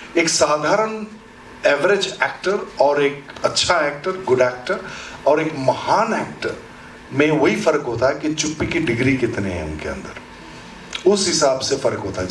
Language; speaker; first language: Hindi; non-native, local second language; Assamese